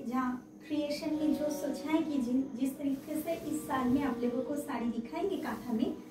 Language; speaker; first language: Hindi; non-native, local second language; Bangla